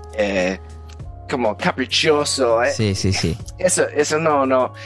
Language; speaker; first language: Spanish; non-native, fluent; English